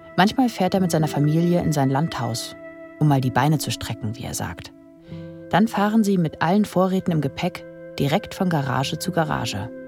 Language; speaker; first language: German; native; German